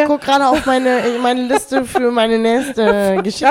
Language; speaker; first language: German; native; German